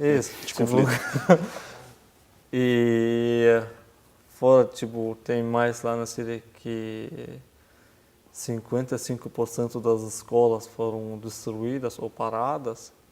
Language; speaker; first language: Portuguese; non-native, fluent; Arabic